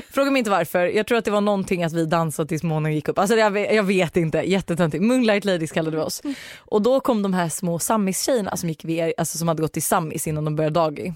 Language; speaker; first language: Swedish; native; Swedish